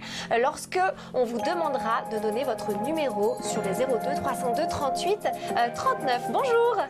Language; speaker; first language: French; native; French